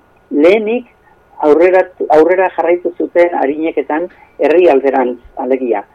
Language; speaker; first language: Basque; non-native, local second language; Spanish